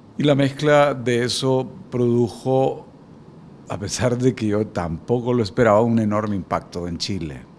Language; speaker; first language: Spanish; native; Spanish